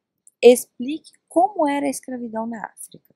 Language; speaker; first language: Portuguese; native; Portuguese